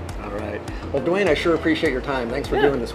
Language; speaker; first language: English; native; English